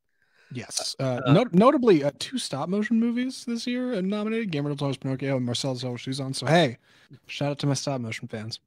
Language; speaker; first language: English; native; English